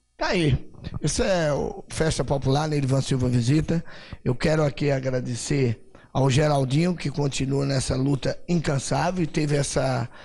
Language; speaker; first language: Portuguese; native; Portuguese